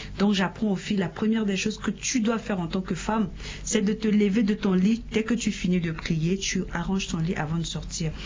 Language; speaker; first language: French; non-native, local second language; Sango